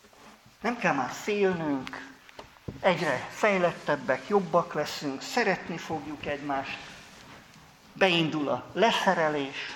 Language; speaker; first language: Hungarian; native; Hungarian